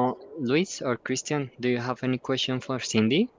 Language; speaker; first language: English; non-native, fluent; Spanish